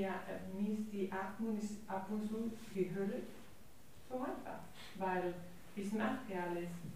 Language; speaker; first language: German; non-native, learner; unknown